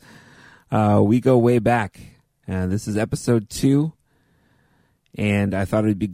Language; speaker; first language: English; native; English